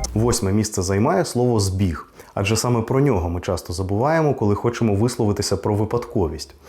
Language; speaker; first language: Ukrainian; non-native, local second language; Russian